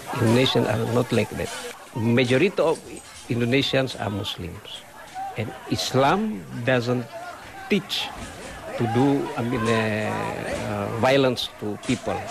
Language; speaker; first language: English; non-native, learner; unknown